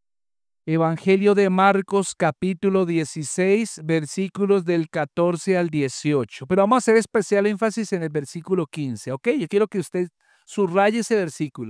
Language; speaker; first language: Spanish; native; Spanish